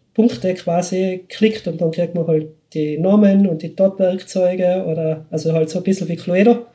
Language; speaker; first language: German; native; German